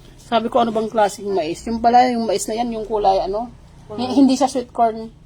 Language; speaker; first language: Filipino; non-native, local second language; Iloko